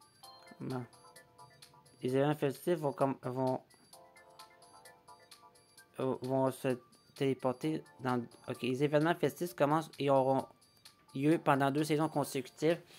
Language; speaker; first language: French; native; French